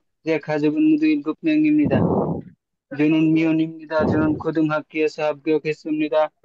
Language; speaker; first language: Korean; non-native, learner; Bangla